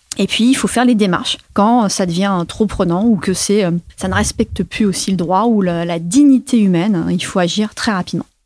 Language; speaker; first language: French; native; French